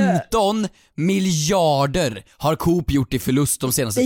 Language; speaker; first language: Swedish; native; Swedish